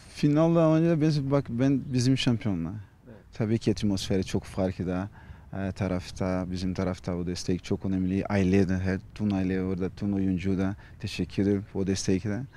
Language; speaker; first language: Turkish; non-native, learner; Portuguese